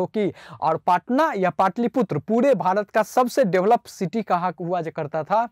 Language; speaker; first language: Hindi; native; Hindi